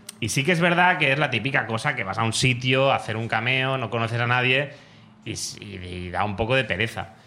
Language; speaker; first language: Spanish; non-native, local second language; Catalan